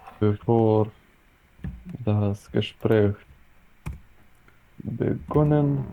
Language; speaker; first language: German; non-native, learner; Ukrainian